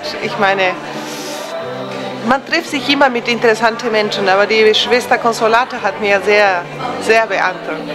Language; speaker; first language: German; non-native, fluent; Spanish